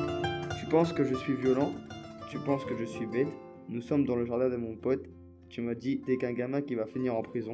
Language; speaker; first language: French; native; French